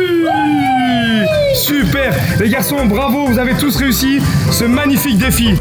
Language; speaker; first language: French; native; French